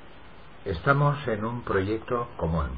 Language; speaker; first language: Spanish; native; Spanish